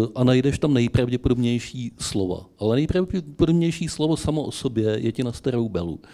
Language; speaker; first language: Czech; native; Czech